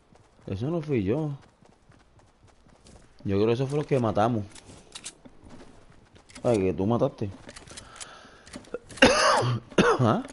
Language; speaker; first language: Spanish; native; Spanish